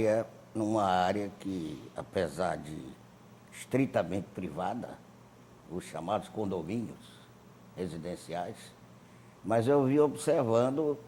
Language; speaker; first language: Portuguese; native; Portuguese